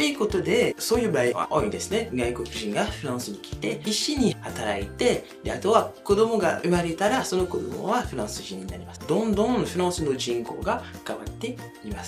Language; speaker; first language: Japanese; non-native, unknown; French